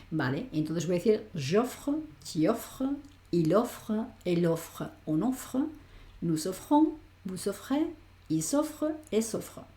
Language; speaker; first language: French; non-native, fluent; Spanish